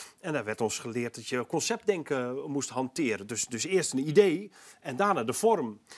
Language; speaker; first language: Dutch; native; Dutch